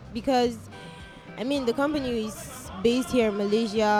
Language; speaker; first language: English; non-native, local second language; Hausa